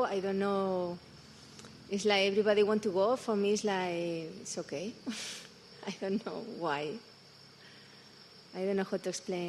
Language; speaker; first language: English; non-native, fluent; Spanish